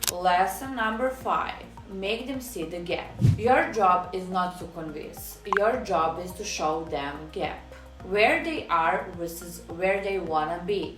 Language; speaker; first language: English; non-native, fluent; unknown